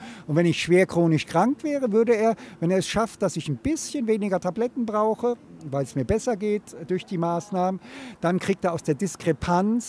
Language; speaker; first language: German; native; German